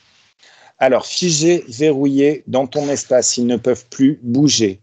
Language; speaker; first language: French; native; French